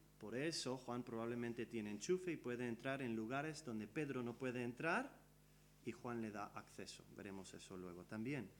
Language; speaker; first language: Spanish; early bilingual, other home language; English